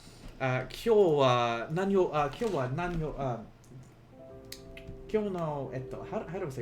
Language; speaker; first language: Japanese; non-native, learner; English